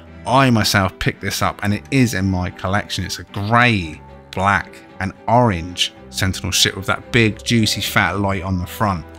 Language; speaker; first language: English; native; English